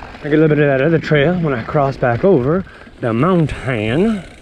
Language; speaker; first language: English; native; English